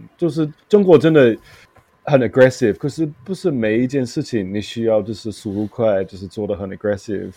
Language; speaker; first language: Chinese; non-native, fluent; English